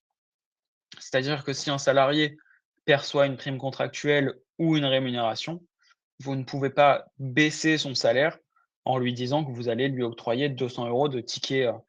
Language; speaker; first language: French; native; French